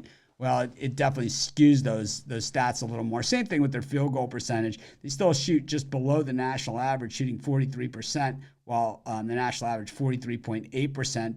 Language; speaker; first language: English; native; English